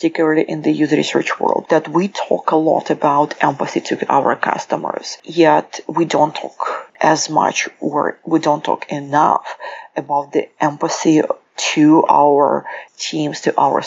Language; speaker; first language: English; non-native, fluent; Russian